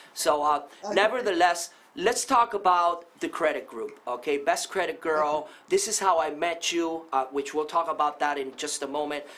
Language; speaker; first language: English; non-native, fluent; Spanish